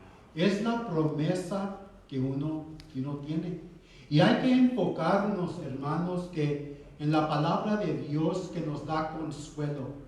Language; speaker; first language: Spanish; early bilingual, heritage; Spanish